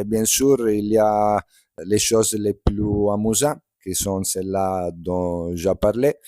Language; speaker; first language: French; non-native, fluent; Italian